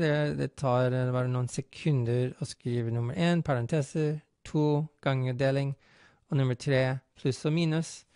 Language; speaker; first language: Norwegian; non-native, fluent; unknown